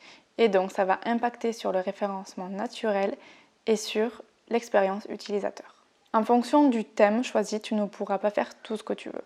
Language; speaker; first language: French; native; French